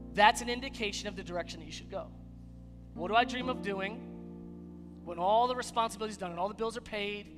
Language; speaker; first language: English; native; English